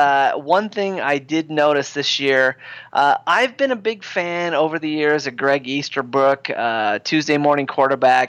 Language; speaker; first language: English; native; English